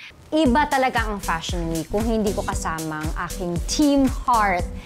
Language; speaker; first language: Filipino; native; Filipino